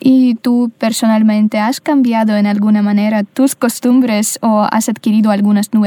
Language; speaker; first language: Spanish; non-native, fluent; Russian